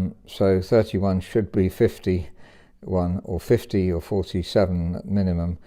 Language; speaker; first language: English; native; English